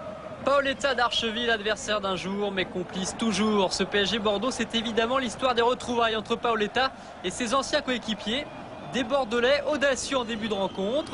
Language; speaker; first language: French; native; French